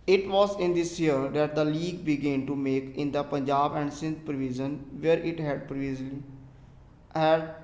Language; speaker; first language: English; non-native, local second language; Punjabi